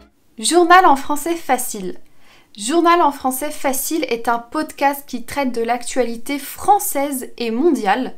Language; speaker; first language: French; native; French